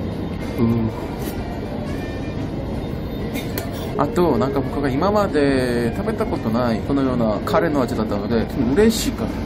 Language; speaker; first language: Japanese; non-native, fluent; Korean